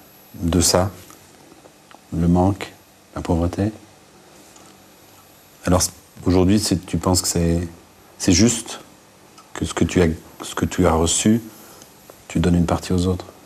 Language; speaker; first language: French; native; French